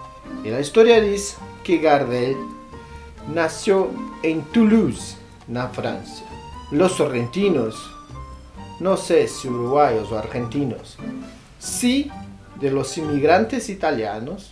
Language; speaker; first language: Spanish; non-native, learner; Portuguese